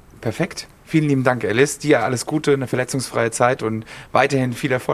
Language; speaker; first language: German; native; German